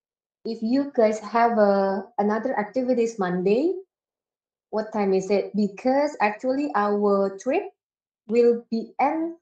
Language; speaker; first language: English; non-native, learner; Indonesian